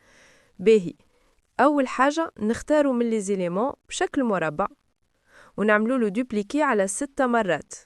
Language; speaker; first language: Arabic; native; Arabic